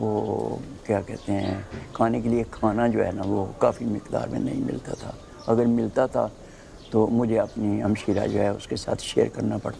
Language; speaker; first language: Hindi; non-native, local second language; Punjabi